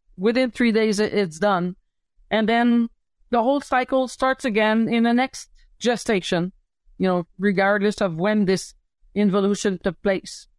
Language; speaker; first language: English; native; English